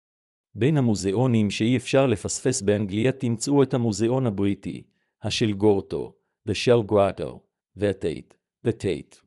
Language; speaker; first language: Hebrew; native; Hebrew